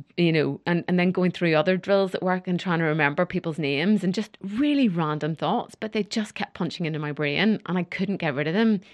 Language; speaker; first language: English; native; English